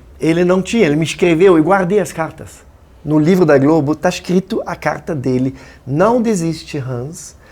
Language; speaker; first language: Portuguese; non-native, fluent; German